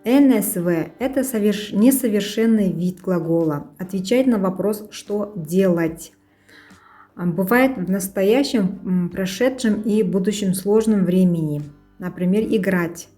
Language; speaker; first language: Russian; non-native, local second language; Kazakh